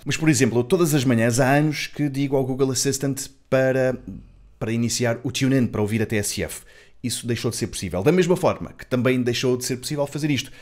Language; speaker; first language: Portuguese; native; Portuguese